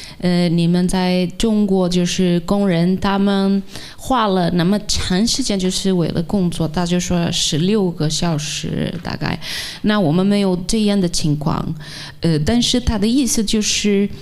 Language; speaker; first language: Chinese; non-native, fluent; Portuguese